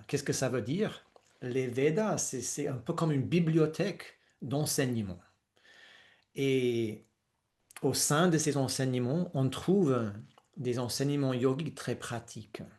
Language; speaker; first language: French; non-native, fluent; English